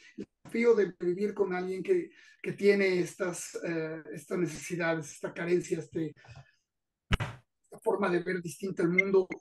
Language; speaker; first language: Spanish; native; Spanish